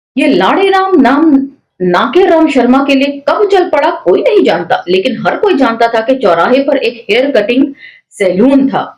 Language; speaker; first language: Hindi; native; Hindi